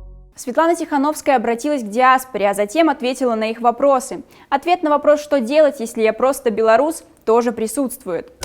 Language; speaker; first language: Russian; native; Russian